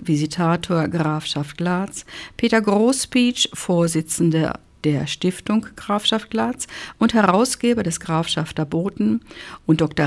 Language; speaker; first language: German; native; German